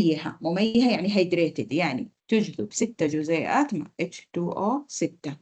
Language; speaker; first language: Arabic; native; Arabic